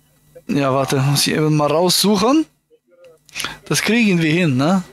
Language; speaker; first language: German; native; German